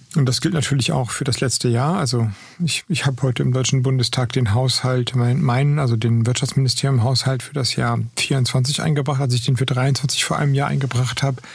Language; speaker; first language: German; native; German